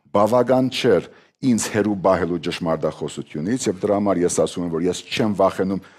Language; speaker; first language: Armenian; early bilingual, heritage; Armenian